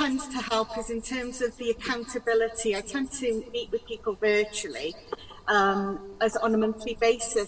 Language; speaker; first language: English; non-native, local second language; Welsh